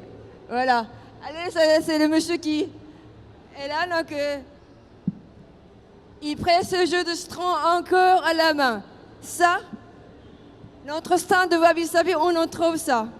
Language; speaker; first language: French; non-native, fluent; Japanese